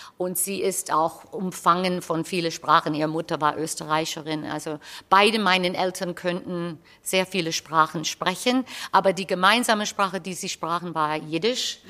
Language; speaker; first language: German; non-native, fluent; English